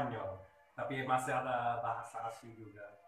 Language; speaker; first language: Indonesian; early bilingual, heritage; Dutch